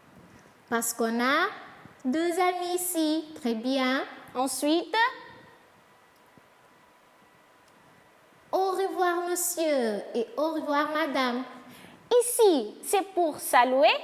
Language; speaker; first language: French; non-native, fluent; Portuguese